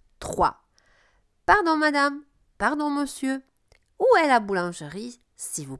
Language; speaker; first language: French; non-native, fluent; Italian